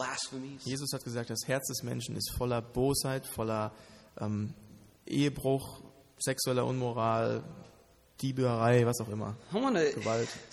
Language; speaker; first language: German; native; German